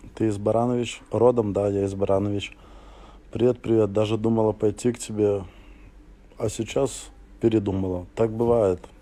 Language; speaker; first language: Russian; native; Russian